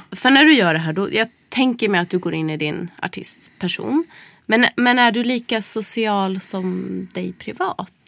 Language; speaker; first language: Swedish; native; Swedish